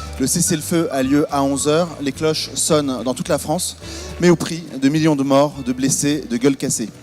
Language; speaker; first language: French; native; French